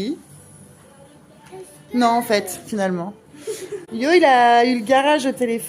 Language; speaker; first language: French; native; French